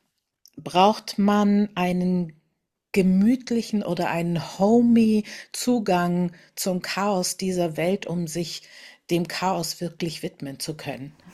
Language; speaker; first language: German; native; German